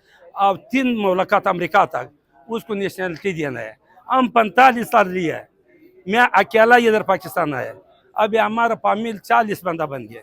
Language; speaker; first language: Hindi; non-native, learner; Pashto